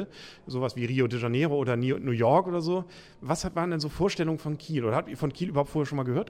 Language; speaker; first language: German; native; German